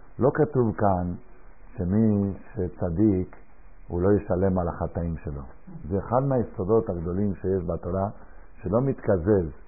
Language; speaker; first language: Hebrew; non-native, fluent; Spanish